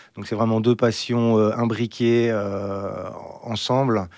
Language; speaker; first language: French; native; French